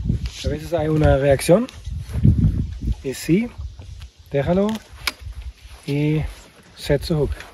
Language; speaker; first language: Spanish; non-native, learner; German